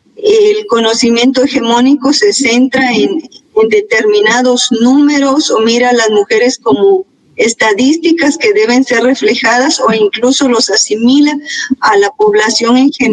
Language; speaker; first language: Spanish; native; Spanish